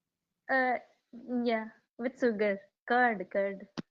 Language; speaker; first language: English; non-native, learner; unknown